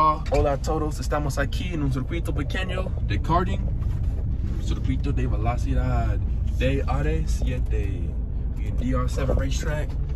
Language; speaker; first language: Spanish; non-native, learner; English